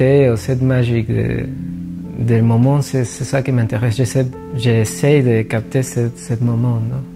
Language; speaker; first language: French; non-native, fluent; Spanish